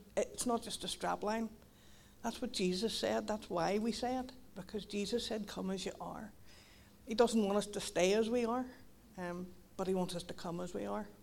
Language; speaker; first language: English; native; English